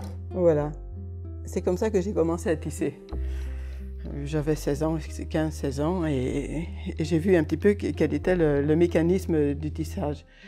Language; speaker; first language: French; non-native, fluent; Hungarian